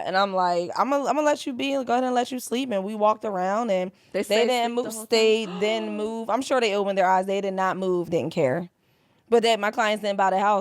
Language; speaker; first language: English; native; English